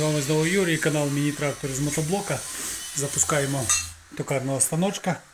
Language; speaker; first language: Ukrainian; native; Ukrainian